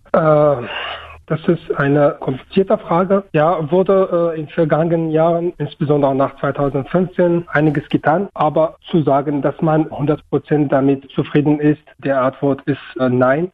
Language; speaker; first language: German; non-native, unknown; Kurdish